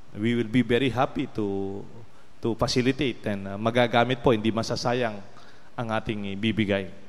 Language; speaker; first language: Filipino; non-native, local second language; Pampanga